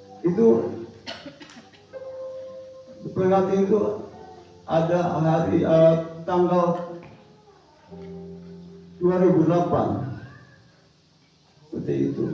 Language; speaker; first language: Indonesian; non-native, fluent; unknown